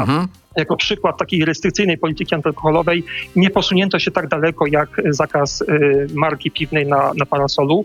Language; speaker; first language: Polish; native; Polish